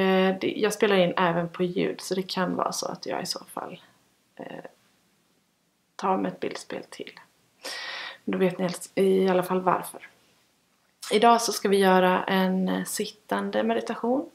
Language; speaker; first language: Swedish; native; Swedish